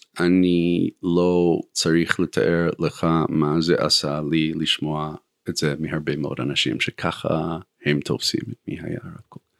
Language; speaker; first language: Hebrew; non-native, fluent; English